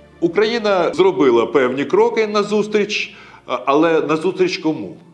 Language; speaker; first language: Ukrainian; native; Ukrainian